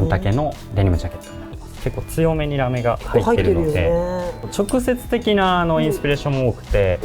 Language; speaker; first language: Japanese; native; Japanese